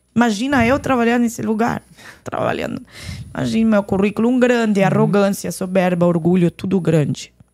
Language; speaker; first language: Portuguese; non-native, fluent; Arabic